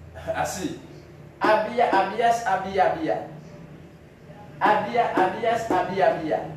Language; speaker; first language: Spanish; non-native, fluent; Haitian Creole